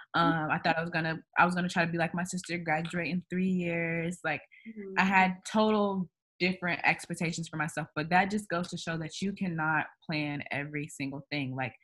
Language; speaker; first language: English; native; English